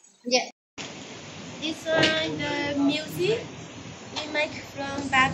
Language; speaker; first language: English; non-native, learner; Hmong